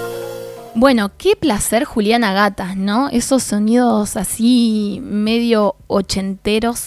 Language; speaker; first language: Spanish; native; Spanish